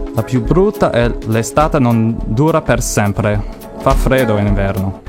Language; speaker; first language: Italian; non-native, learner; English